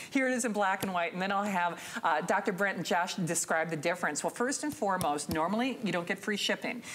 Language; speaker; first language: English; native; English